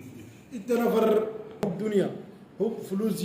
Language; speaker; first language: Arabic; non-native, learner; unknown